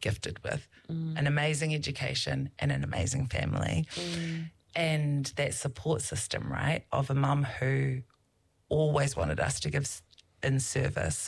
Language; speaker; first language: English; native; English